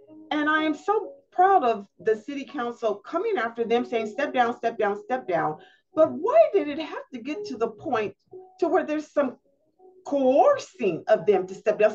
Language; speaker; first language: English; native; English